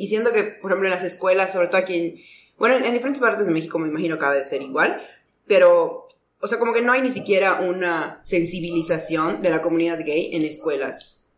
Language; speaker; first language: Spanish; native; Spanish